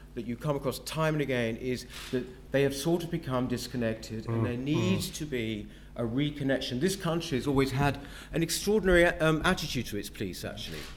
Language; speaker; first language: English; native; English